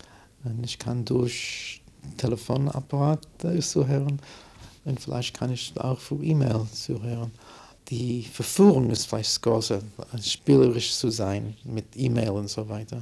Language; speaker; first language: German; non-native, fluent; English